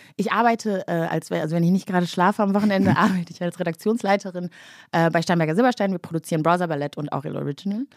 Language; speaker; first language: German; early bilingual, other home language; Kinyarwanda